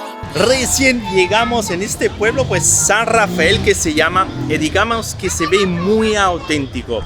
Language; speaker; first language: Spanish; non-native, fluent; Italian